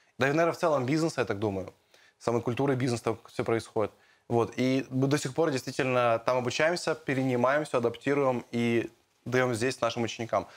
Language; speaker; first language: Russian; native; Russian